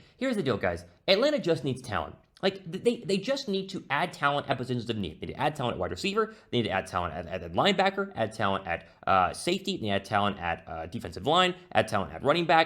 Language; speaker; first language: English; native; English